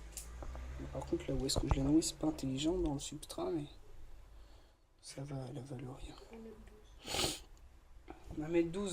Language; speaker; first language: French; native; French